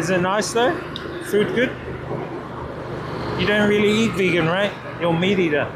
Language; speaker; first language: English; native; English